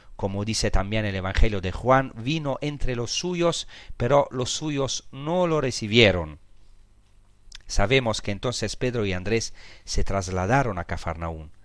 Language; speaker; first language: Spanish; non-native, fluent; Italian